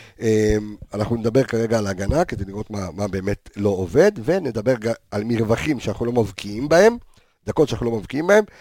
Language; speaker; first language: Hebrew; native; Hebrew